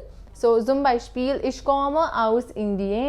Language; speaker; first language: German; non-native, fluent; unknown